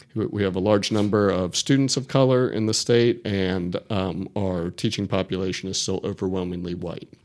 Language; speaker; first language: English; native; English